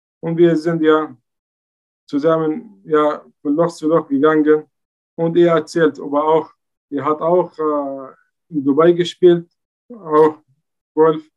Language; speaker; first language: German; non-native, learner; Arabic